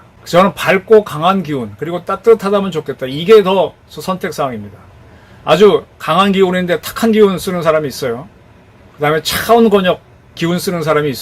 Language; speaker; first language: Korean; native; Korean